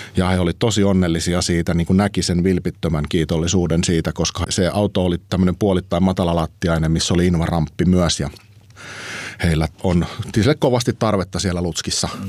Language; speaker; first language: Finnish; native; Finnish